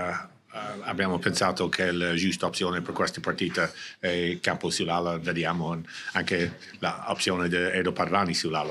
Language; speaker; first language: Italian; non-native, learner; English